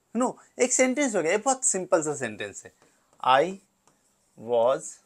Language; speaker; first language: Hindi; native; Hindi